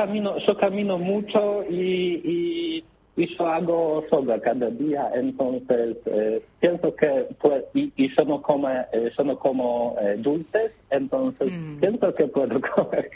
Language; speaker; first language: Spanish; non-native, learner; Polish